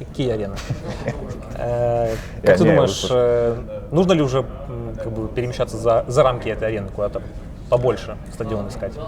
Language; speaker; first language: Russian; native; Russian